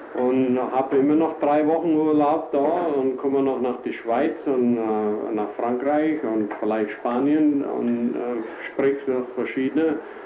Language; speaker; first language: German; early bilingual, heritage; German